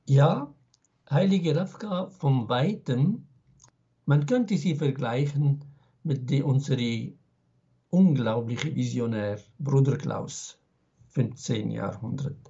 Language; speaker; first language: German; non-native, fluent; Arabic